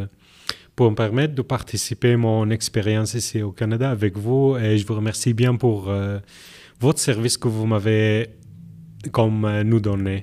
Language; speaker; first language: French; non-native, learner; Arabic